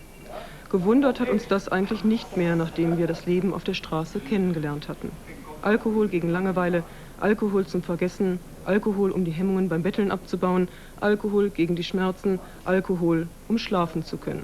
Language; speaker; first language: German; native; German